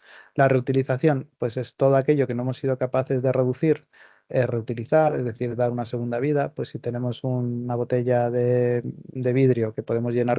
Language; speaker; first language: Spanish; native; Spanish